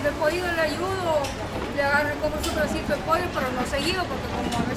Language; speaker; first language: Spanish; native; Spanish